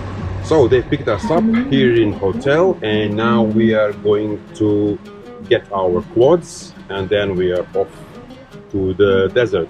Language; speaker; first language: English; non-native, fluent; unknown